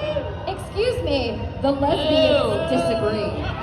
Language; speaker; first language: English; native; English